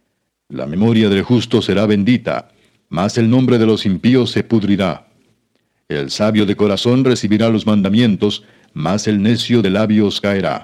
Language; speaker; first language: Spanish; native; Spanish